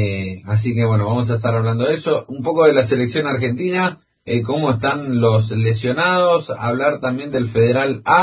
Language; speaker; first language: Spanish; native; Spanish